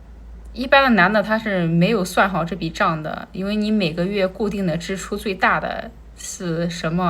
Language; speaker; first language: Chinese; native; Chinese